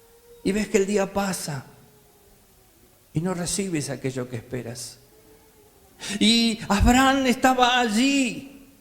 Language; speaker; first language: Spanish; native; Spanish